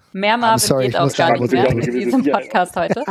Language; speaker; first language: German; native; German